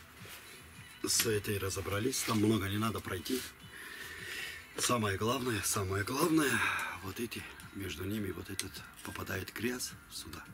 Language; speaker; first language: Russian; non-native, fluent; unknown